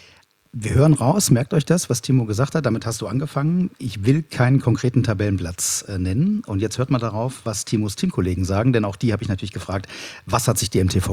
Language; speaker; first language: German; native; German